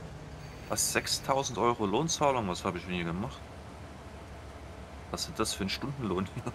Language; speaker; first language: German; native; German